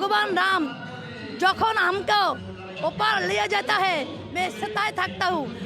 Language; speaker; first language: Hindi; non-native, local second language; Bangla